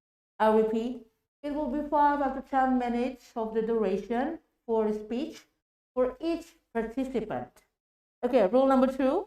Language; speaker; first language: English; non-native, fluent; Indonesian